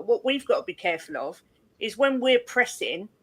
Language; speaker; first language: English; native; English